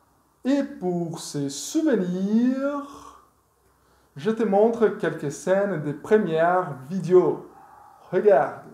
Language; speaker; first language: French; non-native, fluent; Portuguese